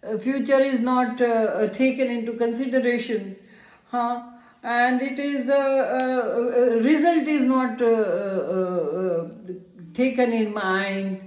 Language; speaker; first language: English; non-native, local second language; Gujarati